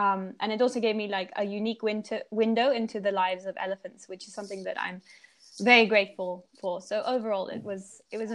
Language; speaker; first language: English; native; English